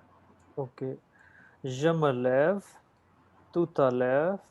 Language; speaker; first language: French; non-native, learner; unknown